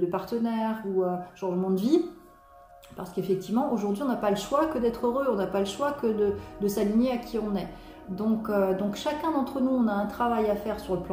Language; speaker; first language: French; native; French